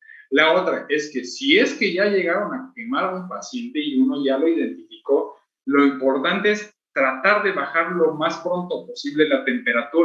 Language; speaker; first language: Spanish; native; Spanish